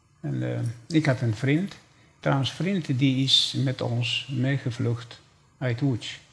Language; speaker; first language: Dutch; non-native, fluent; Polish